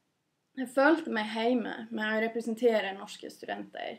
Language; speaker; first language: Norwegian; non-native, fluent; English